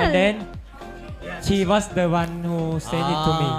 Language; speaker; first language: English; non-native, learner; Thai